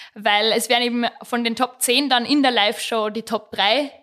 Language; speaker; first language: German; native; German